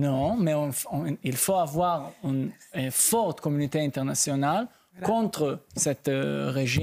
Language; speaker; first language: French; non-native, fluent; Hebrew